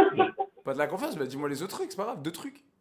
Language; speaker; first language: French; native; French